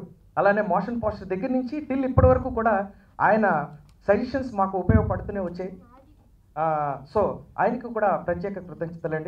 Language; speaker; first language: Telugu; native; Telugu